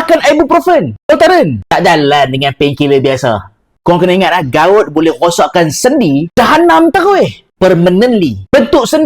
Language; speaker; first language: Malay; native; Malay